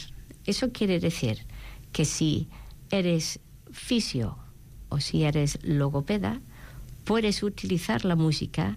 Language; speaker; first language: Catalan; non-native, fluent; English